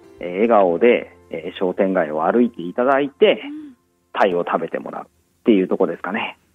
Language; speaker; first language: Japanese; native; Japanese